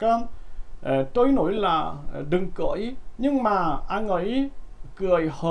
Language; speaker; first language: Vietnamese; non-native, learner; Korean